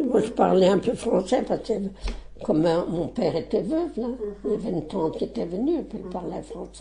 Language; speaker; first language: French; non-native, local second language; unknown